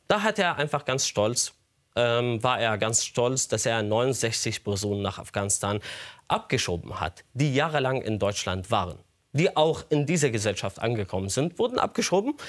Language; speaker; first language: German; non-native, fluent; Arabic